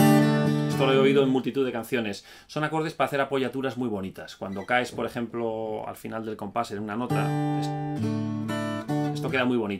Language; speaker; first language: Spanish; native; Spanish